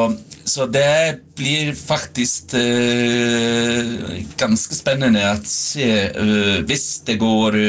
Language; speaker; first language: Swedish; non-native, fluent; Icelandic